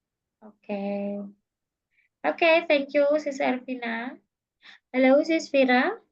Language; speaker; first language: English; non-native, learner; Indonesian